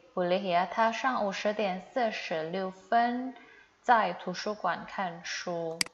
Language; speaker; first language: Chinese; non-native, fluent; Indonesian